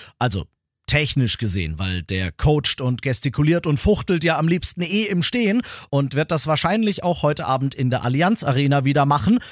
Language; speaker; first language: German; native; German